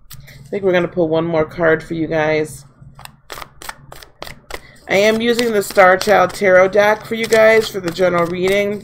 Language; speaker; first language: English; native; English